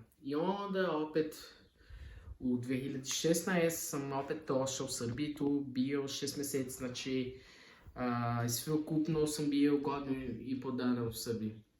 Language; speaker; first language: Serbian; non-native, learner; Portuguese